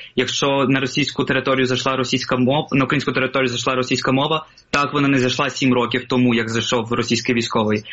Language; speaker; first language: Ukrainian; non-native, local second language; Russian